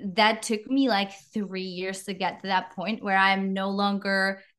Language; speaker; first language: English; non-native, fluent; Czech